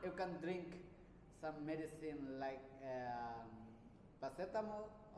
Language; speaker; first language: English; non-native, learner; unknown